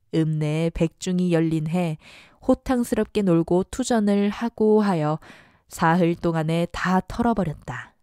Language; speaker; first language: Korean; native; Korean